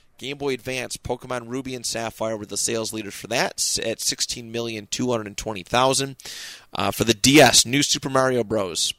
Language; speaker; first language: English; native; English